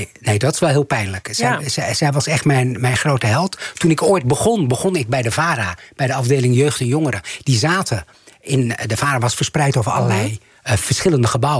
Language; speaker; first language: Dutch; native; Dutch